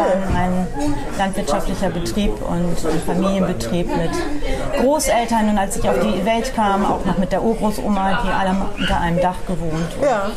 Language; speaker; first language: German; native; German